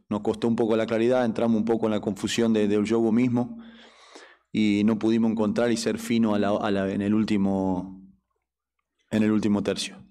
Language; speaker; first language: Spanish; native; Spanish